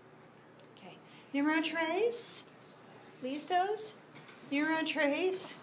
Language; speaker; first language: Spanish; non-native, fluent; English